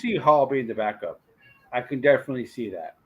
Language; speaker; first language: English; native; English